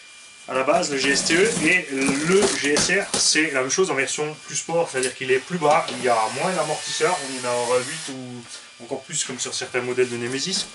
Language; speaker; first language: French; native; French